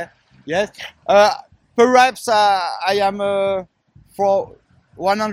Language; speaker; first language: English; non-native, learner; French